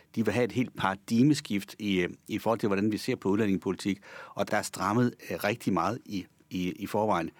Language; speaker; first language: Danish; native; Danish